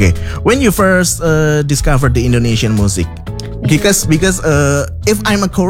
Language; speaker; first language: English; non-native, learner; Indonesian